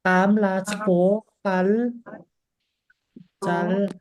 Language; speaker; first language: Hindi; non-native, learner; Thai